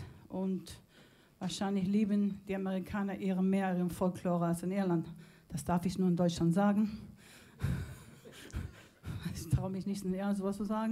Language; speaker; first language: German; non-native, fluent; Spanish